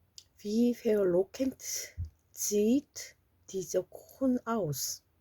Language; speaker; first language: German; non-native, fluent; Korean